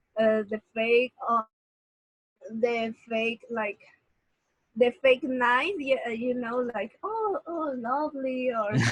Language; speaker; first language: English; non-native, learner; Spanish